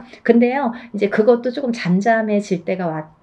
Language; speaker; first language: Korean; native; Korean